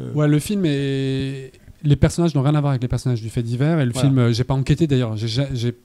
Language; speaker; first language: French; native; French